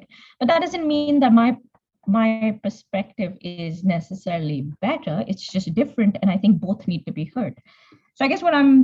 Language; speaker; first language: English; non-native, local second language; Punjabi